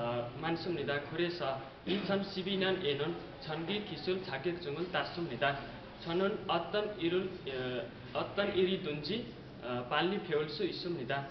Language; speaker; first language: Korean; non-native, learner; Nepali